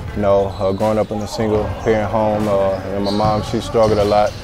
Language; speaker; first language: English; native; English